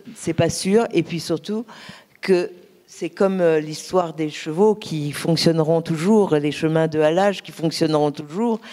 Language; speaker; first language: French; native; French